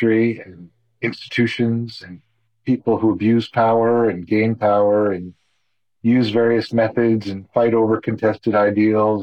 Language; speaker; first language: English; native; English